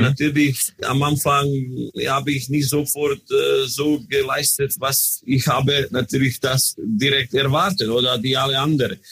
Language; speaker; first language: German; non-native, learner; Croatian